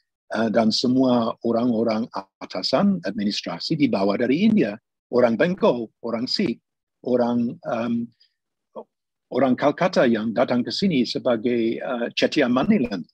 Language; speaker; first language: Indonesian; non-native, fluent; English